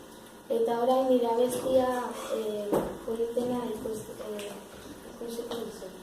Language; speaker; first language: Basque; non-native, local second language; Spanish